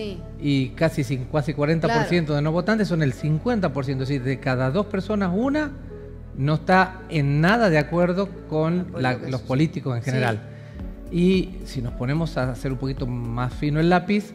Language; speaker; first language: Spanish; native; Spanish